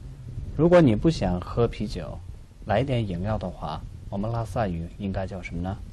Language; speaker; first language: Chinese; non-native, local second language; Tibetan